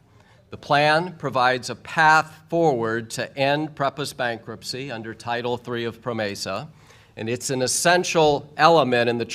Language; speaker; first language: English; native; English